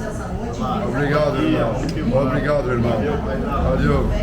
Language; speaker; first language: Portuguese; non-native, learner; English